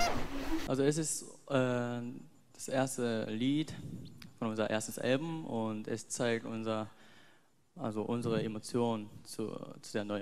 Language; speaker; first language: German; early bilingual, heritage; German